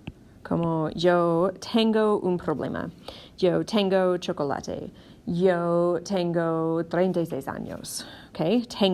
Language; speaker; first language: Spanish; non-native, fluent; English